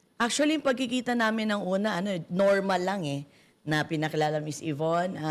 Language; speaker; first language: Filipino; native; Filipino